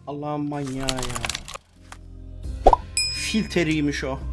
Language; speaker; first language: Turkish; native; Turkish